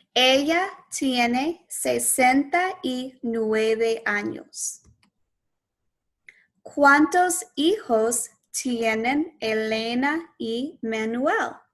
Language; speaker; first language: Spanish; non-native, fluent; English